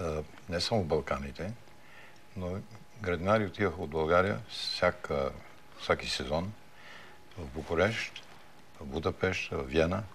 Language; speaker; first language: Bulgarian; early bilingual, heritage; Bulgarian